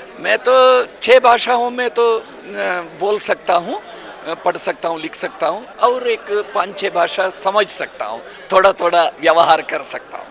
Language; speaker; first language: Hindi; non-native, local second language; Kannada